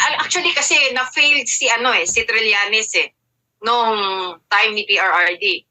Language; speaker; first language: Filipino; native; Filipino